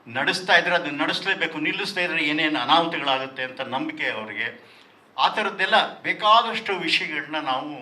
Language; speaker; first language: Kannada; non-native, local second language; Tulu